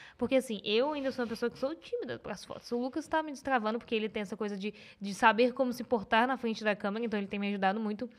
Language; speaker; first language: Portuguese; native; Portuguese